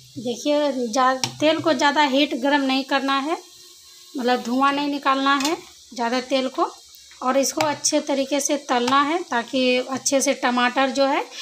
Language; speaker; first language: Hindi; native; Hindi